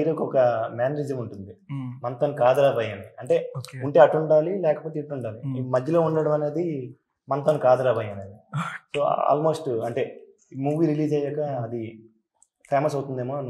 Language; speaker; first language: Telugu; native; Telugu